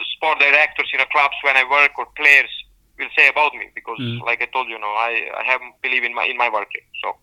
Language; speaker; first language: English; non-native, fluent; Serbian